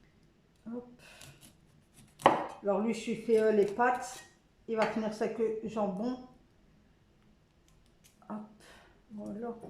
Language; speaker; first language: French; native; French